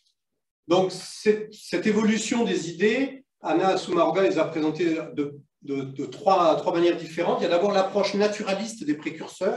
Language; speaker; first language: French; native; French